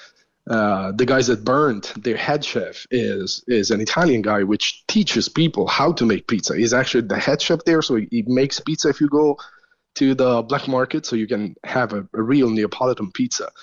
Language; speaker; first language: English; non-native, fluent; Italian